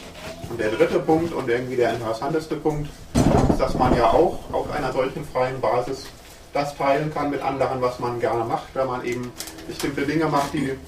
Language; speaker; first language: German; native; German